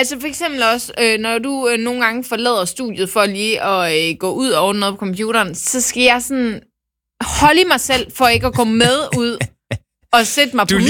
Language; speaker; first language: Danish; native; Danish